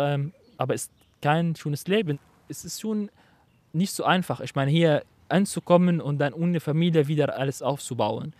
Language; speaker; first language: German; non-native, learner; Arabic